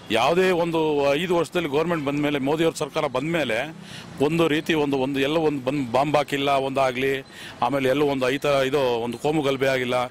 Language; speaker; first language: Kannada; native; Kannada